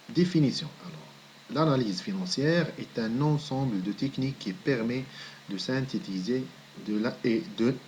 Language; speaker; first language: French; non-native, local second language; Arabic